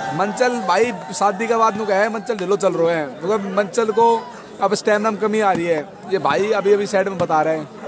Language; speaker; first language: Hindi; native; Hindi